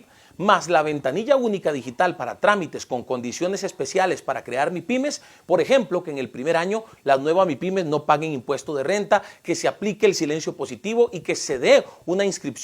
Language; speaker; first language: Spanish; native; Spanish